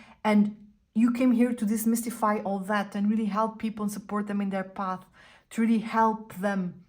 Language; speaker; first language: English; non-native, fluent; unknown